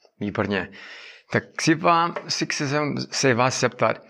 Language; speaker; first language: Czech; non-native, learner; English